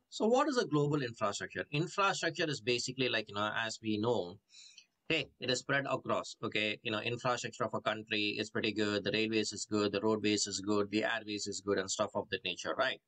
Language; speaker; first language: English; non-native, local second language; Tamil